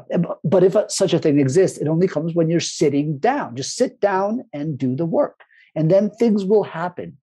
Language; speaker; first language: English; early bilingual, other home language; Spanish